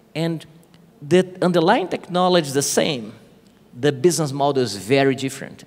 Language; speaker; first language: English; non-native, fluent; Portuguese